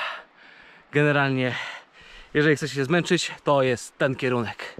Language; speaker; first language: Polish; native; Polish